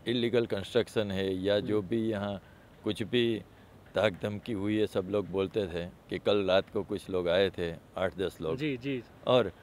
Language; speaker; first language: Hindi; non-native, local second language; Gujarati